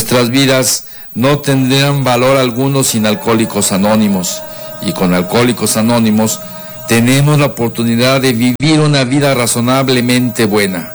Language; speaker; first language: Spanish; native; Spanish